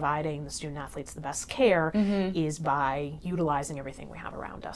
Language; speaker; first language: English; native; English